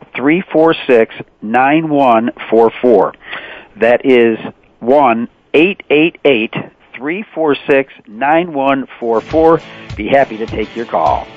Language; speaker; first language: English; native; English